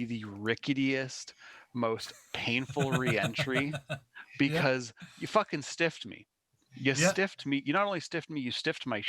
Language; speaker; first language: English; native; English